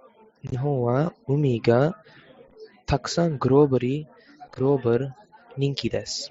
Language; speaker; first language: Japanese; non-native, learner; English